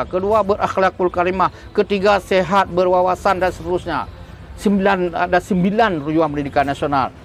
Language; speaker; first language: Malay; non-native, local second language; Achinese